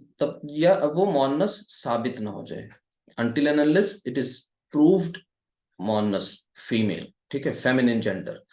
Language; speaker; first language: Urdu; native; Urdu